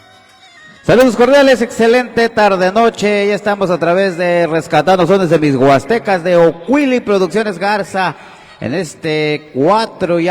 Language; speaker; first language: Spanish; native; Spanish